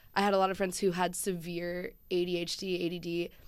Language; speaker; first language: English; native; English